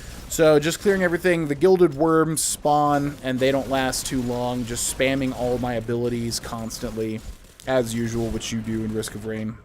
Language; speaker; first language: English; native; English